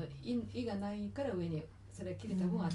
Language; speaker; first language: Japanese; native; Japanese